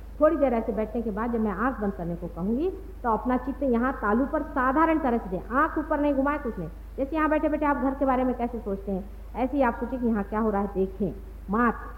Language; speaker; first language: Hindi; non-native, local second language; Marathi